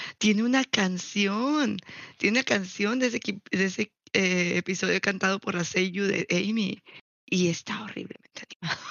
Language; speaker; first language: Spanish; native; Spanish